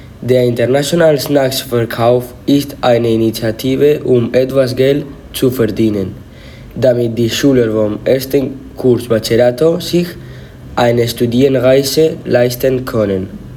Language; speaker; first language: German; non-native, learner; Spanish